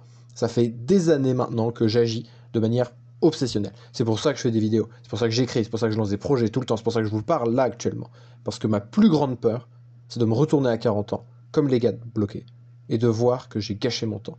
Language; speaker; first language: French; native; French